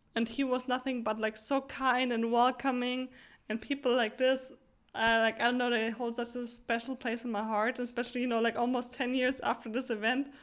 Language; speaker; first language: English; non-native, fluent; German